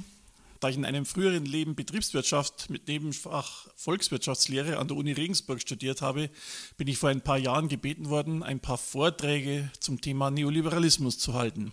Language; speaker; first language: German; native; German